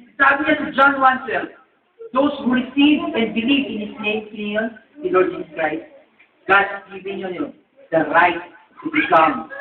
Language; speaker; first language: English; non-native, local second language; Filipino